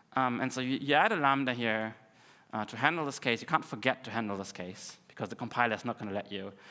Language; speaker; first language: English; non-native, fluent; Russian